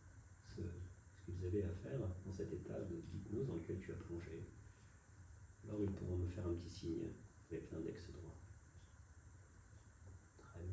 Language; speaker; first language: French; native; French